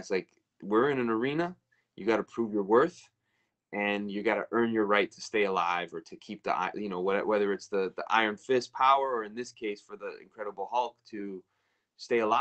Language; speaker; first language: English; native; English